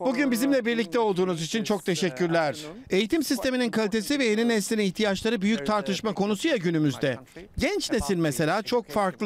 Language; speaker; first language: Turkish; native; Turkish